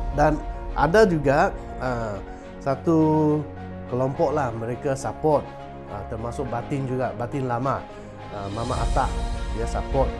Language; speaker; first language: Malay; non-native, local second language; Chinese